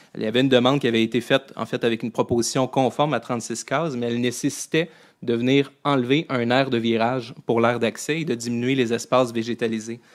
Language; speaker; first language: French; native; French